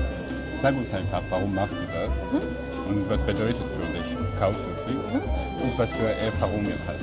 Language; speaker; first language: German; non-native, learner; Georgian